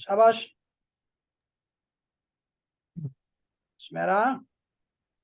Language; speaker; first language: Arabic; non-native, fluent; Urdu